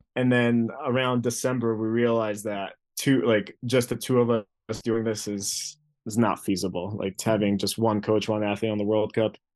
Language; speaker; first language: English; early bilingual, other home language; Greek